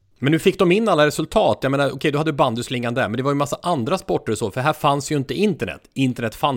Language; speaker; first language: Swedish; native; Swedish